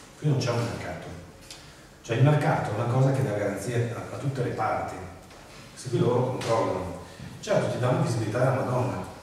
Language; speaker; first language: Italian; native; Italian